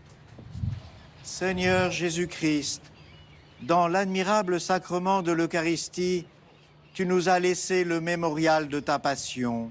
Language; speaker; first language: French; native; French